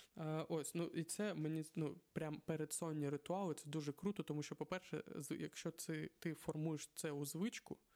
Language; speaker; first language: Ukrainian; non-native, local second language; Russian